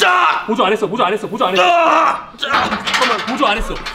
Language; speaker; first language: Korean; native; Korean